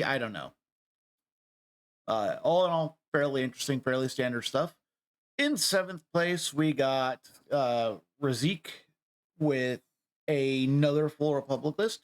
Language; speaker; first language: English; native; English